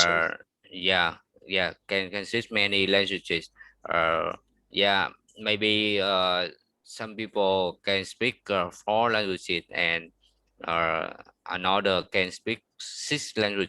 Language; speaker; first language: English; non-native, learner; Vietnamese